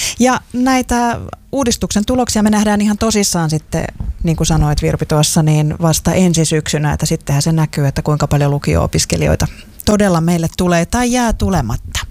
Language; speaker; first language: Finnish; native; Finnish